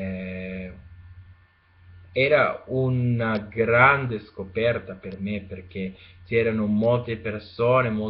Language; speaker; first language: Italian; non-native, learner; Spanish